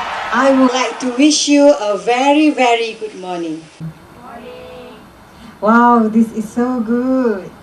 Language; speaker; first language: English; non-native, local second language; Malay